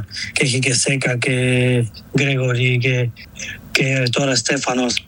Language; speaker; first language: Greek; non-native, learner; Spanish